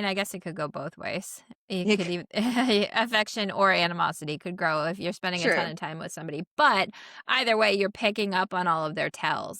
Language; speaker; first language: English; native; English